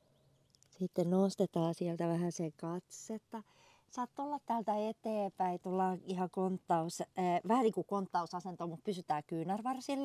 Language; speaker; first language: Finnish; native; Finnish